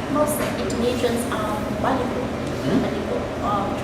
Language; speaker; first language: English; non-native, fluent; Vietnamese